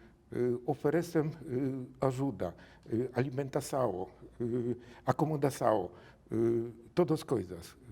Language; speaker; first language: Portuguese; non-native, learner; Polish